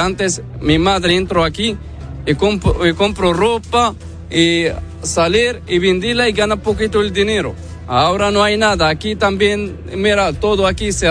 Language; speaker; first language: Spanish; non-native, learner; Arabic